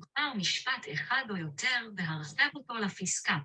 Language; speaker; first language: Hebrew; non-native, learner; English